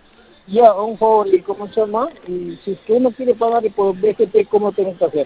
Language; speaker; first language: Spanish; native; Spanish